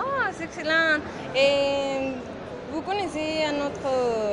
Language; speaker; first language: French; non-native, learner; Spanish